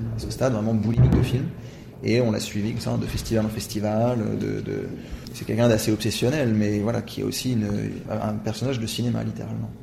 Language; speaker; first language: French; native; French